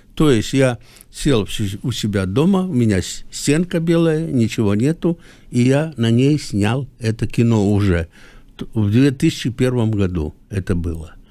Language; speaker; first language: Russian; native; Russian